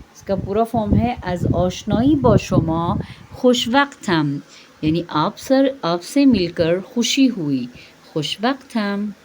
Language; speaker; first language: Persian; non-native, fluent; Urdu